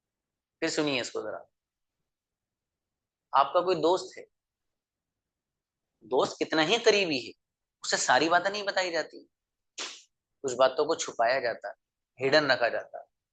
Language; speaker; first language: Hindi; native; Hindi